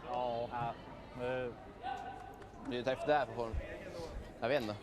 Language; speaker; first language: Swedish; native; Swedish